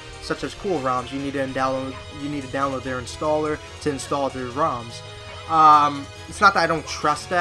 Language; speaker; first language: English; native; English